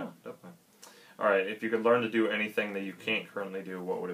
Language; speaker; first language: English; native; English